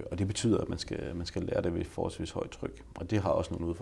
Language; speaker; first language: Danish; native; Danish